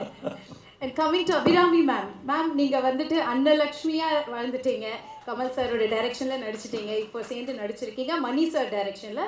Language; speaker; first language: Tamil; native; Tamil